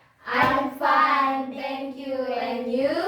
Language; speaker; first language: English; non-native, learner; Indonesian